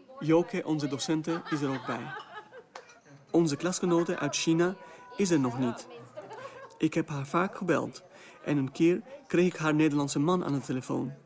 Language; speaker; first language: Dutch; non-native, fluent; Albanian